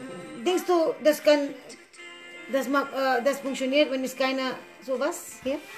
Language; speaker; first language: German; non-native, learner; Cebuano